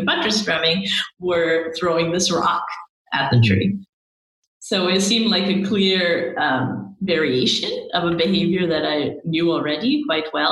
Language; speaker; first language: English; native; English